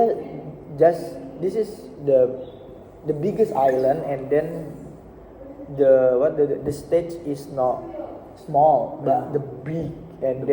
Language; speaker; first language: English; non-native, learner; Indonesian